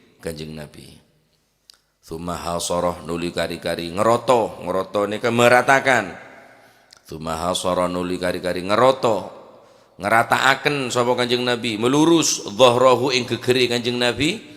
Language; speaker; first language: Javanese; non-native, local second language; Madurese